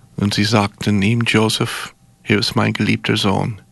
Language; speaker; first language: German; non-native, fluent; English